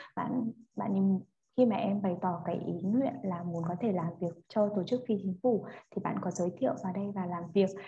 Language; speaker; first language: Vietnamese; native; Vietnamese